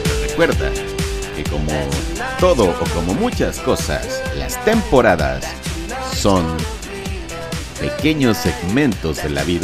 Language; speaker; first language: Spanish; native; Spanish